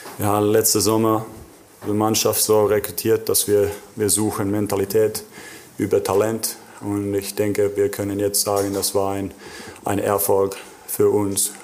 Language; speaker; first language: German; non-native, fluent; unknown